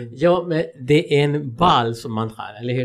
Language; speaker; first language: Swedish; non-native, fluent; Spanish